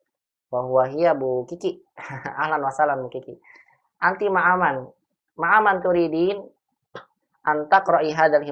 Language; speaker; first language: Arabic; non-native, fluent; Indonesian